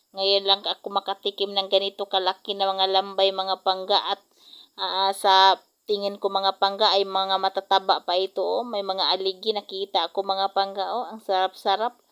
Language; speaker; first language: Filipino; non-native, local second language; Hiligaynon